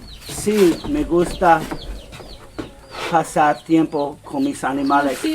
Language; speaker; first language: Spanish; non-native, fluent; English